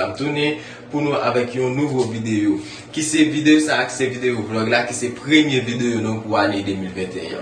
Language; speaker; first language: French; non-native, learner; Haitian Creole